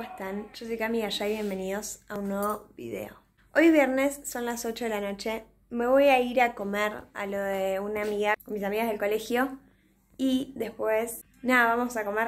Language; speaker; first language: Spanish; native; Spanish